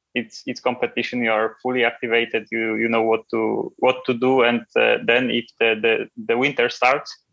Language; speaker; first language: English; non-native, fluent; Polish